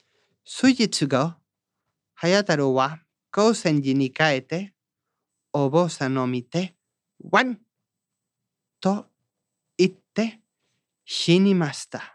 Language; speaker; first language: Japanese; non-native, learner; Spanish